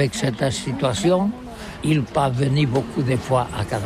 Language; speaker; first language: French; non-native, learner; Catalan